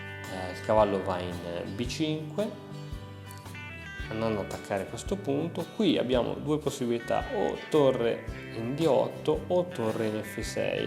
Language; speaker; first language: Italian; native; Italian